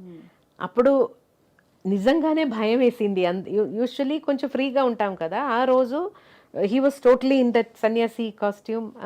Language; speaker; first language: Telugu; non-native, local second language; Malayalam